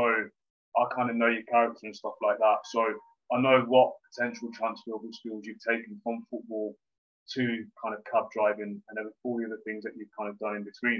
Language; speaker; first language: English; native; English